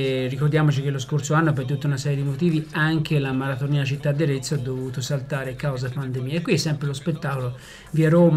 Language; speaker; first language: Italian; native; Italian